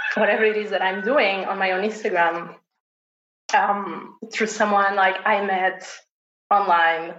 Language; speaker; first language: English; non-native, fluent; Portuguese